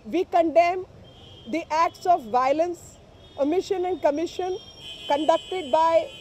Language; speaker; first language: English; non-native, local second language; Hindi